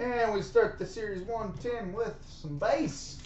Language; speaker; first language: English; native; English